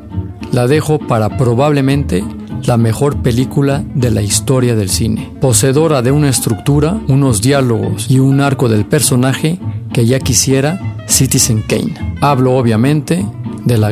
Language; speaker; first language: Spanish; native; Spanish